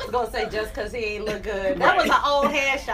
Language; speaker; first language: English; native; English